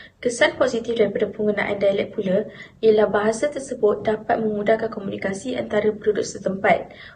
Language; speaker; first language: Malay; native; Malay